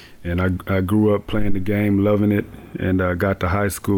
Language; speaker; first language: English; native; English